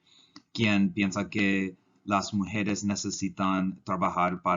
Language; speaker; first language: Spanish; non-native, learner; English